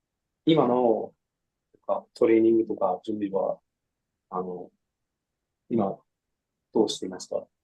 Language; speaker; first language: Japanese; non-native, learner; English